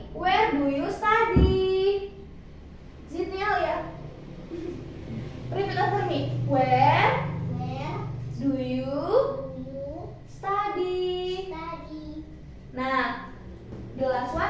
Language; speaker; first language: English; non-native, fluent; Indonesian